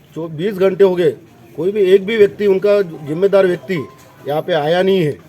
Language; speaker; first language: Hindi; non-native, local second language; Marathi